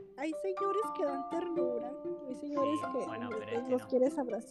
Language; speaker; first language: Spanish; native; Spanish